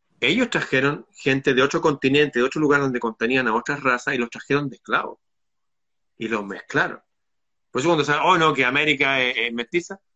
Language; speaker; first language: Spanish; native; Spanish